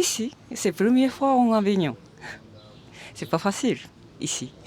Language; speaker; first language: French; non-native, learner; Japanese